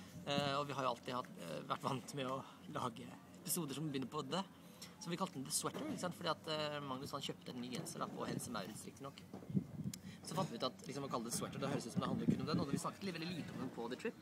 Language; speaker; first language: Norwegian; native; Norwegian